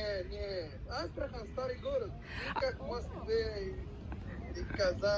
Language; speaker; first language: Russian; non-native, learner; Arabic